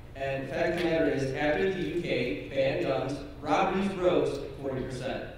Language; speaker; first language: English; native; English